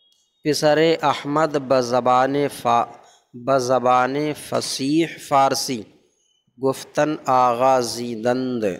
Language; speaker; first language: Persian; non-native, fluent; Urdu